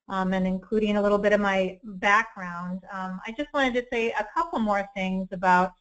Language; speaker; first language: English; native; English